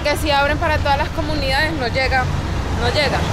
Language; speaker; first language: Spanish; native; Spanish